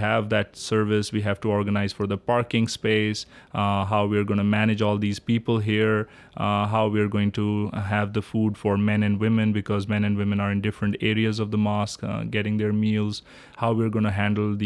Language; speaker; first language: English; non-native, local second language; Urdu